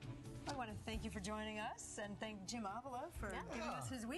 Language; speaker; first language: English; native; English